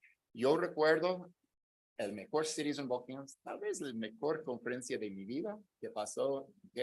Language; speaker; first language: Spanish; non-native, fluent; English